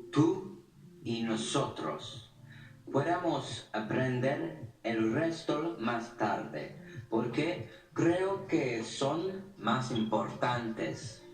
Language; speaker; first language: Spanish; non-native, learner; English